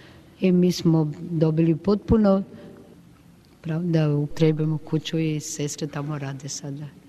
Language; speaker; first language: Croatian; non-native, local second language; Albanian